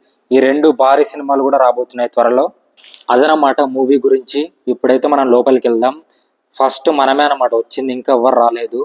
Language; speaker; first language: Telugu; native; Telugu